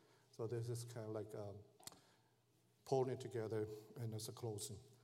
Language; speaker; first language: English; early bilingual, other home language; Vietnamese